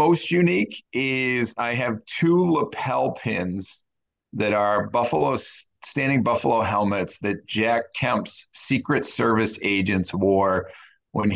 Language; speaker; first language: English; native; English